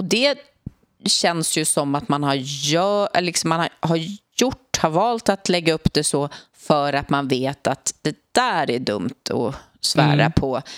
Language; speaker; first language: Swedish; native; Swedish